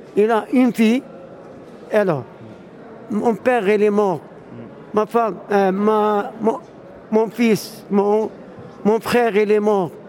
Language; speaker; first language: French; non-native, local second language; Arabic